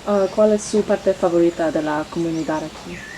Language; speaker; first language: Spanish; non-native, learner; English